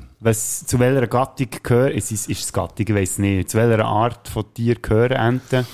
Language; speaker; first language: German; native; German